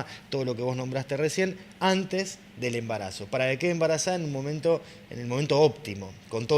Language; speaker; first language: Spanish; native; Spanish